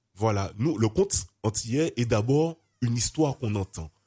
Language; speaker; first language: French; native; French